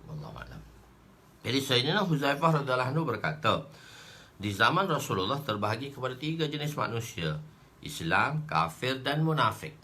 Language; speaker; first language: Malay; native; Malay